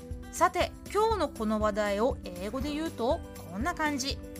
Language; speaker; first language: Japanese; native; Japanese